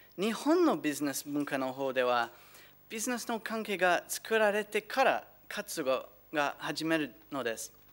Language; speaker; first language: Japanese; non-native, fluent; English